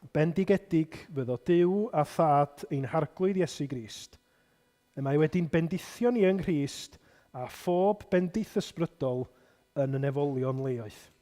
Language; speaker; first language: Welsh; native; Welsh